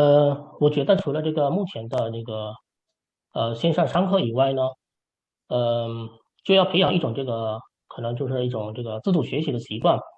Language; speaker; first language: Chinese; native; Chinese